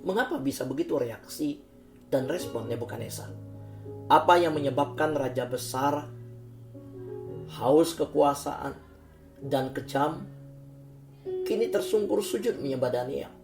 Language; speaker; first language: Indonesian; native; Indonesian